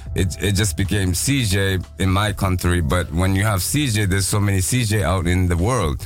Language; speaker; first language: English; non-native, fluent; Japanese